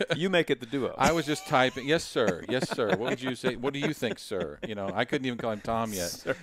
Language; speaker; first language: English; native; English